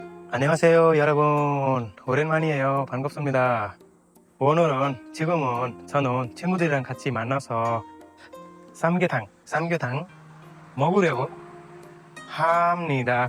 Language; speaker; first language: Korean; non-native, learner; Nepali